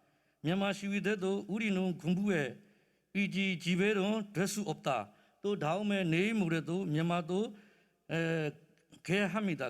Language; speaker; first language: Korean; non-native, learner; Burmese